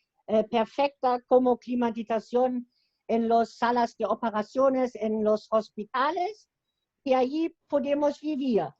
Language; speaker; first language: Spanish; non-native, fluent; German